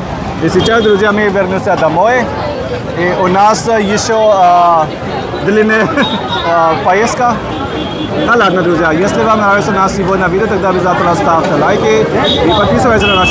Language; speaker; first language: Russian; non-native, learner; Hindi